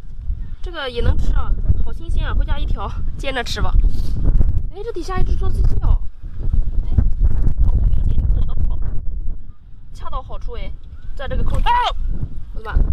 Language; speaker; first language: Chinese; native; Chinese